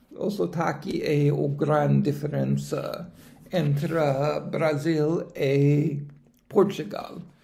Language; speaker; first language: Portuguese; non-native, learner; English